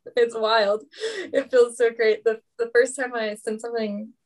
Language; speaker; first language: English; native; English